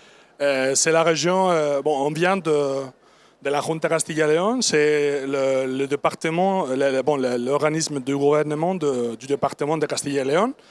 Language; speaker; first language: French; non-native, learner; Spanish